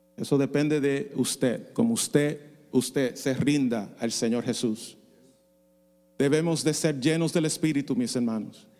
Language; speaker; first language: Spanish; non-native, fluent; English